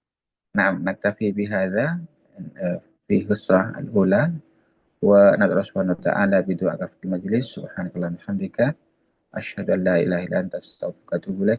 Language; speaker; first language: Arabic; non-native, fluent; Indonesian